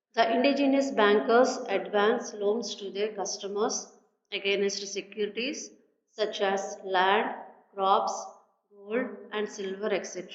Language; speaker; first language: English; non-native, local second language; Telugu